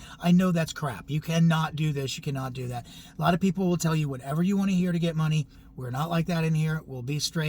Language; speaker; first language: English; native; English